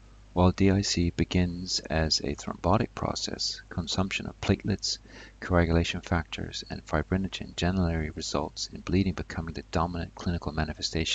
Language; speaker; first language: English; native; English